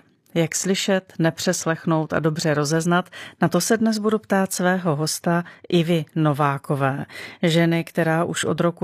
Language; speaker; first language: Czech; native; Czech